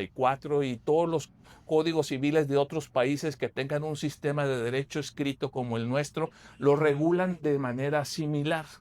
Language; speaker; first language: Spanish; native; Spanish